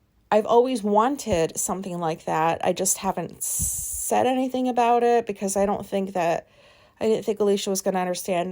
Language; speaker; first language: English; native; English